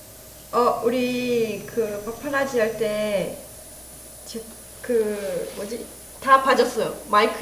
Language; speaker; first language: Korean; early bilingual, heritage; Korean